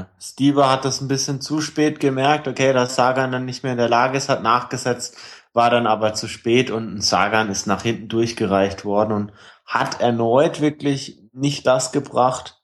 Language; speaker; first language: German; native; German